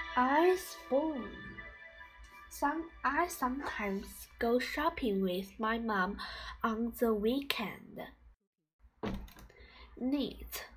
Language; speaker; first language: English; non-native, fluent; Chinese